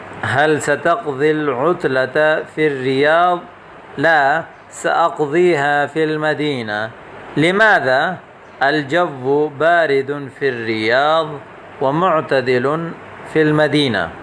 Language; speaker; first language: Arabic; non-native, fluent; Urdu